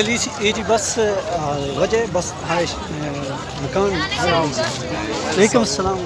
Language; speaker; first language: Arabic; non-native, learner; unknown